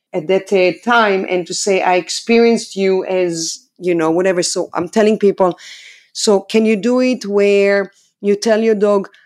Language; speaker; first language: English; non-native, fluent; Hebrew